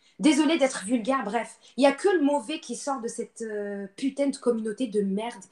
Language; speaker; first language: French; non-native, local second language; Arabic